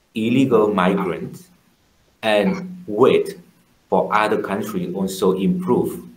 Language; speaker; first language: English; non-native, fluent; Vietnamese